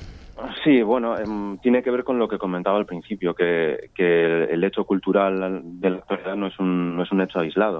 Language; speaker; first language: Spanish; native; Spanish